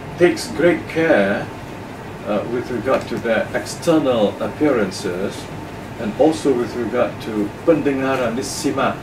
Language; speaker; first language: English; non-native, local second language; Malay